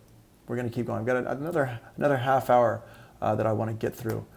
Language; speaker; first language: English; native; English